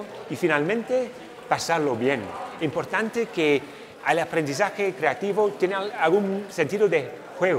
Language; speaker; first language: Spanish; non-native, fluent; English